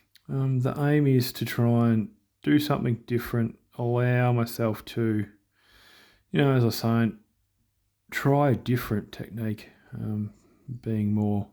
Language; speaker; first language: English; native; English